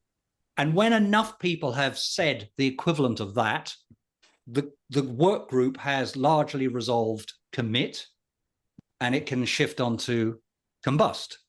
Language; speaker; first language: English; native; English